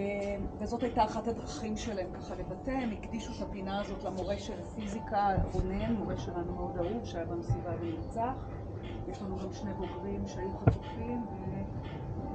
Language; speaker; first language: Hebrew; native; Hebrew